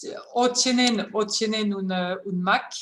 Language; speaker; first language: Spanish; non-native, fluent; French